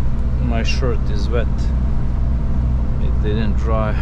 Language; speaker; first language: English; non-native, learner; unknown